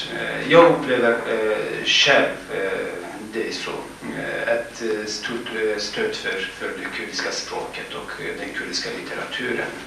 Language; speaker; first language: Swedish; non-native, fluent; Kurdish